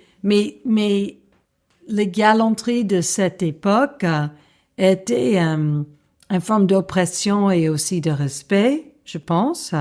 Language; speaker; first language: French; non-native, fluent; English